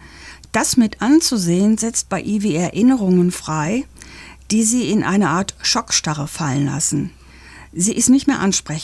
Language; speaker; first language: German; native; German